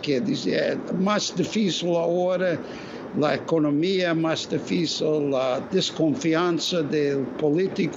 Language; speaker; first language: Spanish; non-native, fluent; English